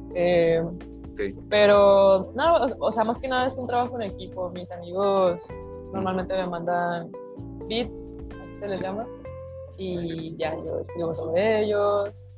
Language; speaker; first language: Spanish; native; Spanish